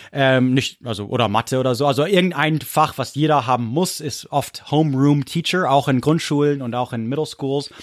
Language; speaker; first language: German; non-native, fluent; English